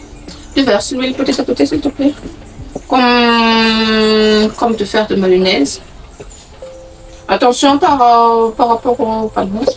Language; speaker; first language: French; non-native, local second language; Malagasy